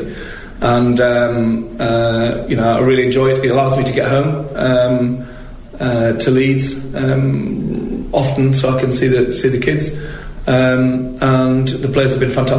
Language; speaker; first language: English; native; English